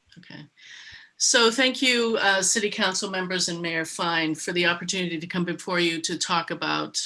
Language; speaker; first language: English; native; English